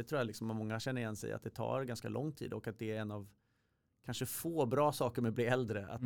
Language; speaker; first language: Swedish; native; Swedish